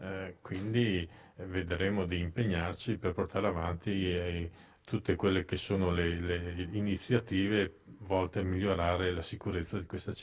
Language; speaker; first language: Italian; native; Italian